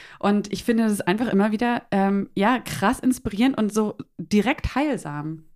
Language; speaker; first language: German; native; German